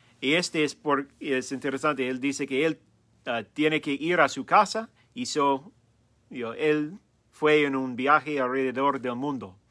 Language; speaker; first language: Spanish; non-native, learner; English